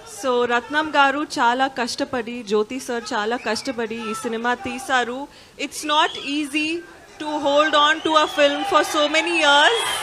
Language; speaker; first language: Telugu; non-native, learner; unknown